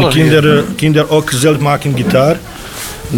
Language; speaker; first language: Dutch; non-native, learner; Bosnian